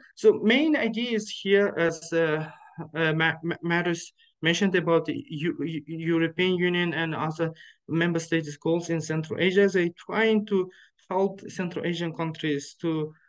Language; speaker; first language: English; non-native, fluent; Uzbek